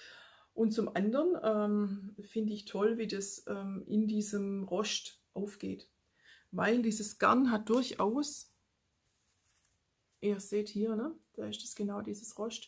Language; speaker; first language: German; native; German